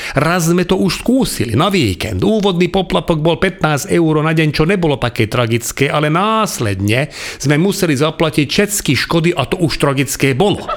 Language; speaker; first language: Slovak; non-native, local second language; Hungarian